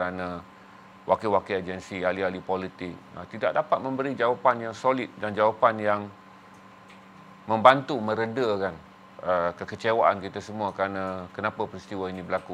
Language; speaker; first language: Malay; native; Malay